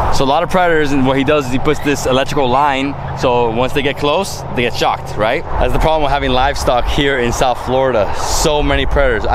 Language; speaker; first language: English; native; English